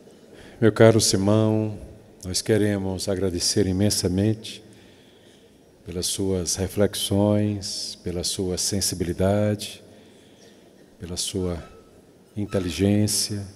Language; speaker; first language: Portuguese; native; Portuguese